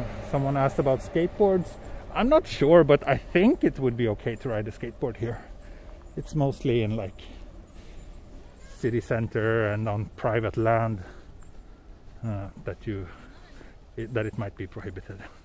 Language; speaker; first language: English; non-native, fluent; Swedish